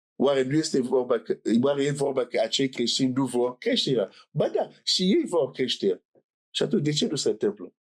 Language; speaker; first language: Romanian; non-native, fluent; French